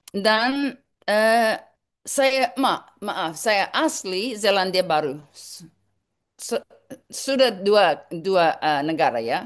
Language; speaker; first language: Indonesian; non-native, learner; English